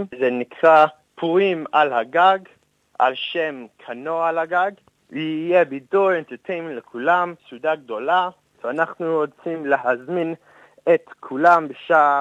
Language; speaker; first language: Hebrew; non-native, fluent; English